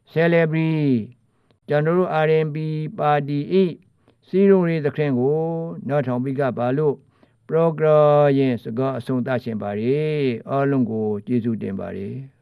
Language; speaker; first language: Burmese; native; Burmese